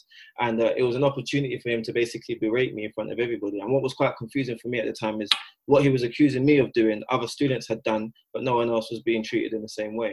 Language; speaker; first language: English; native; English